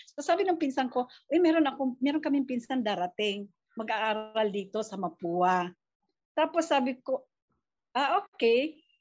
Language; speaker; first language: Filipino; non-native, local second language; Cebuano